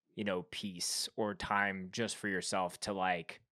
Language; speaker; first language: English; native; English